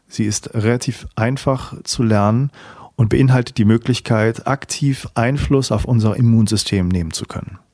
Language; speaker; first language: German; native; German